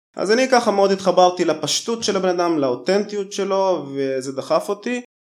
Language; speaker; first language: Hebrew; early bilingual, other home language; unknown